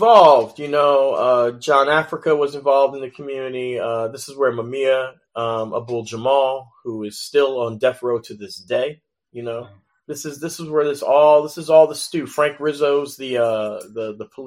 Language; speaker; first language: English; native; English